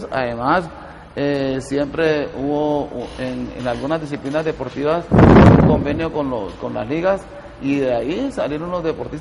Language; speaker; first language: Spanish; native; Spanish